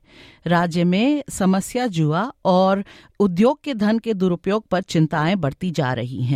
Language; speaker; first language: Hindi; native; Hindi